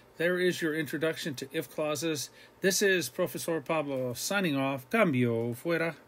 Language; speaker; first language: English; native; English